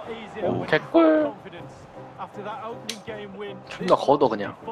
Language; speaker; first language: Korean; native; Korean